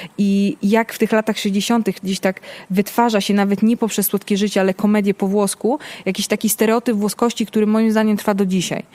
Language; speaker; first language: Polish; early bilingual, other home language; Italian